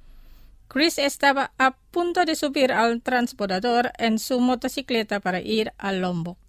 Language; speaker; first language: Spanish; non-native, fluent; Indonesian